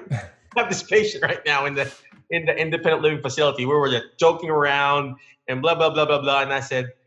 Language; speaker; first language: English; non-native, local second language; Filipino